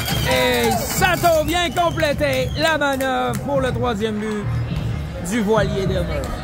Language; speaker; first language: French; native; French